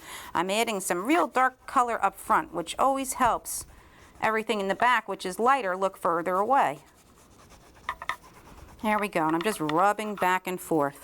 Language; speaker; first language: English; native; English